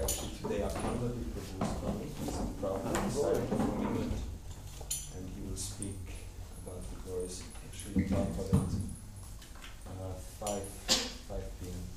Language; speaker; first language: English; non-native, fluent; German